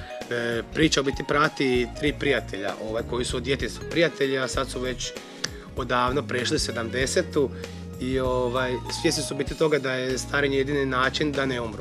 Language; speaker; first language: Croatian; native; Croatian